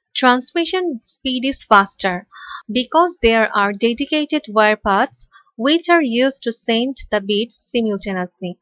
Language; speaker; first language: English; non-native, local second language; Bangla